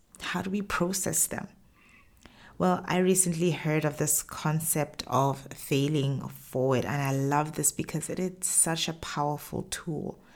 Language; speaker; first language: English; non-native, local second language; Tswana